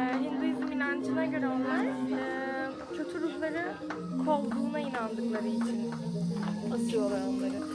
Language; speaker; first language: Turkish; native; Turkish